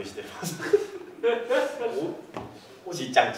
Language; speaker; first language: Japanese; non-native, fluent; Korean